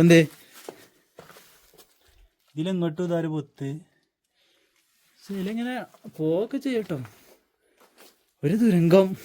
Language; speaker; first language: Malayalam; native; Malayalam